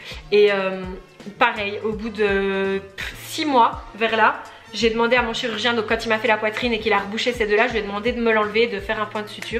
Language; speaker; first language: French; native; French